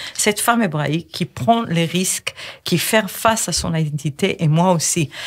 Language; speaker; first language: French; non-native, fluent; Hebrew